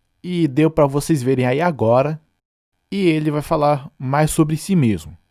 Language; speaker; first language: Portuguese; non-native, fluent; English